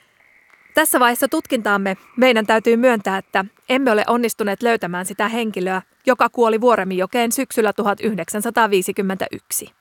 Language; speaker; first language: Finnish; native; Finnish